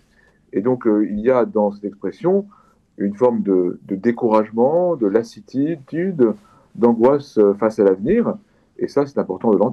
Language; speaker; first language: French; native; French